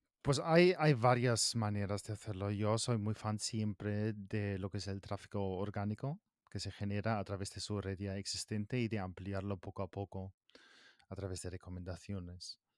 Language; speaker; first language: Spanish; non-native, fluent; German